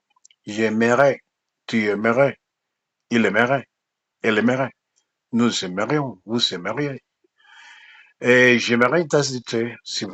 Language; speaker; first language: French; non-native, fluent; Spanish